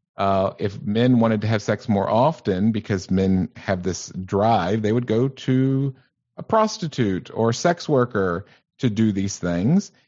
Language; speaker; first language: English; native; English